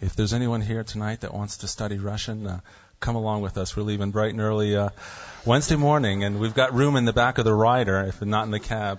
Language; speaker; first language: English; native; English